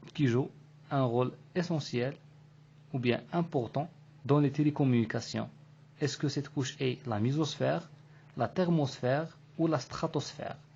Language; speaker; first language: French; non-native, local second language; Arabic